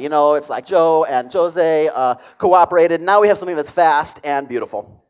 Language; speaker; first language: English; native; English